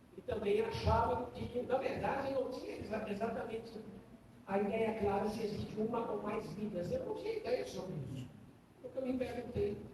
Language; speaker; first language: Portuguese; non-native, fluent; German